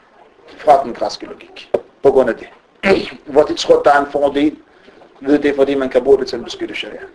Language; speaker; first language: Danish; early bilingual, other home language; Arabic